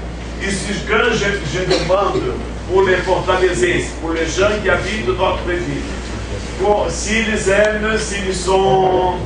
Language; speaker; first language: French; non-native, fluent; Portuguese